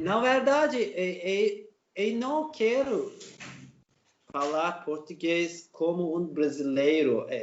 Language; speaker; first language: Portuguese; non-native, learner; Turkish